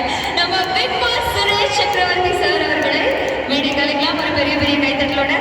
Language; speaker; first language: Tamil; native; Tamil